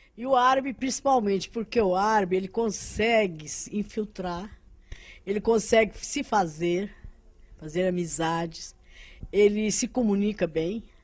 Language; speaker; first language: Portuguese; early bilingual, other home language; Arabic